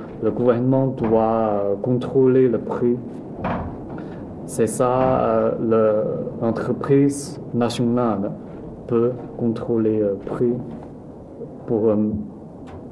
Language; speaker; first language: French; non-native, learner; Chinese